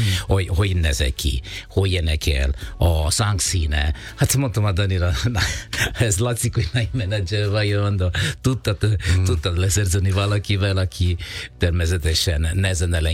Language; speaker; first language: Hungarian; non-native, fluent; Italian